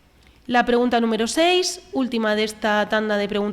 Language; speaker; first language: Spanish; native; Spanish